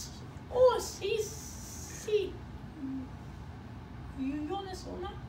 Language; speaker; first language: Spanish; non-native, learner; English